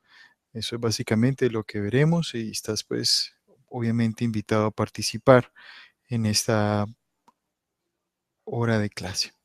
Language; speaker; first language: Spanish; native; Spanish